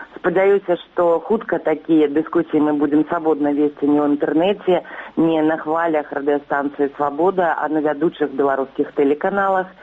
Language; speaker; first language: Belarusian; non-native, local second language; Russian